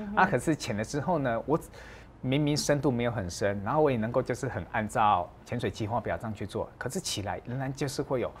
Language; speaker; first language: Chinese; native; Chinese